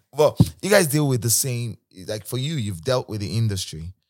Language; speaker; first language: English; non-native, local second language; Igbo